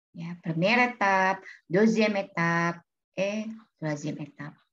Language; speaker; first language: French; non-native, fluent; Indonesian